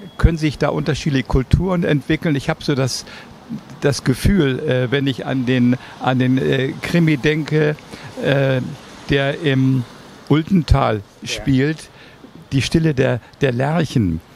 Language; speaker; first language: German; native; German